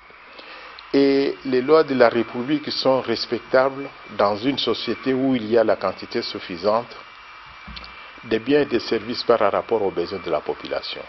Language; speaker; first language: French; non-native, local second language; Luba-Lulua